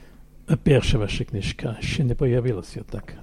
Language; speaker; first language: Ukrainian; non-native, fluent; German